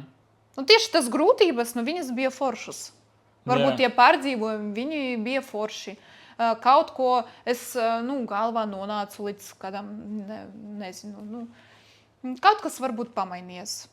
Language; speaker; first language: Latvian; non-native, local second language; Russian